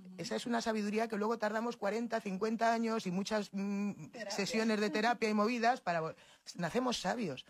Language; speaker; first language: Spanish; native; Spanish